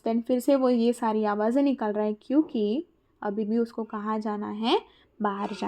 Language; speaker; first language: Hindi; native; Hindi